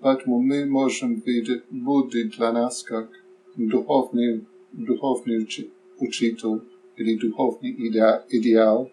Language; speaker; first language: Russian; non-native, learner; English